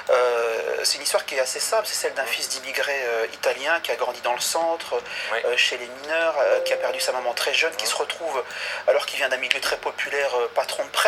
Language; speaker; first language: French; native; French